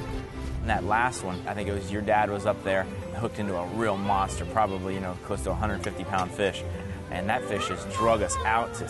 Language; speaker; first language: English; native; English